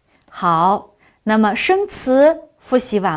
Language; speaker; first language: Chinese; non-native, local second language; Uyghur